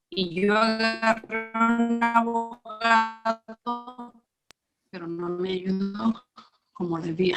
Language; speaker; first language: Spanish; native; Spanish